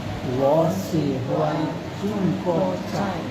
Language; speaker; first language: Chinese; non-native, learner; Indonesian